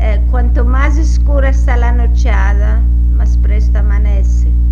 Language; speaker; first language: Spanish; native; Spanish